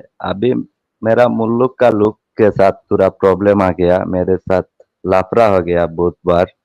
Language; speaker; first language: Hindi; non-native, learner; Bangla